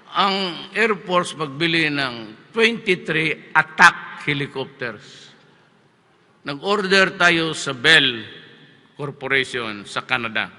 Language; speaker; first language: Filipino; non-native, local second language; Cebuano